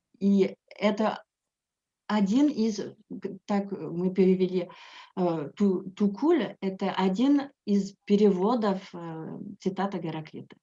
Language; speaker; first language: Russian; non-native, fluent; French